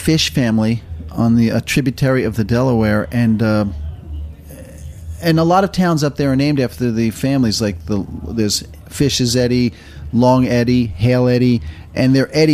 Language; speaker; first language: English; native; English